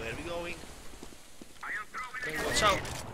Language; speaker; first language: English; non-native, learner; Polish